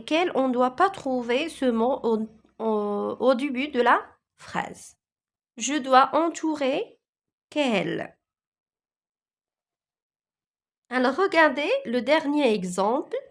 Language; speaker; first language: French; non-native, local second language; Arabic